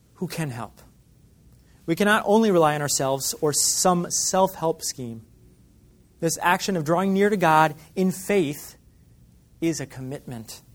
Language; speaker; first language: English; native; English